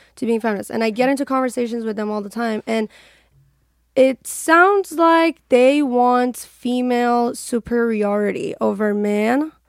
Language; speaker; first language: English; non-native, fluent; Persian